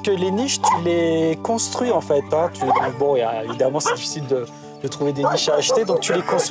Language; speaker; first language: French; native; French